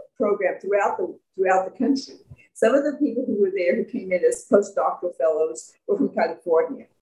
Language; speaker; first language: English; native; English